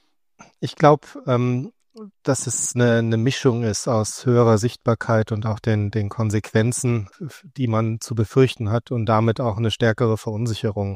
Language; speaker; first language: German; native; German